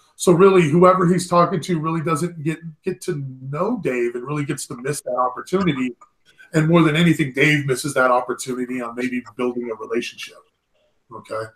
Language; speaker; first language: English; native; English